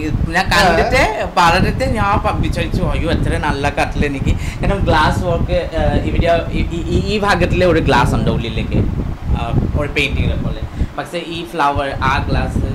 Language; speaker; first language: Malayalam; non-native, learner; Assamese